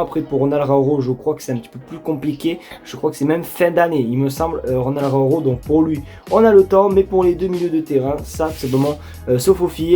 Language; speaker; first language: French; native; French